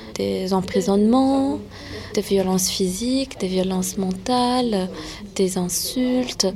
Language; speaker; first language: French; native; French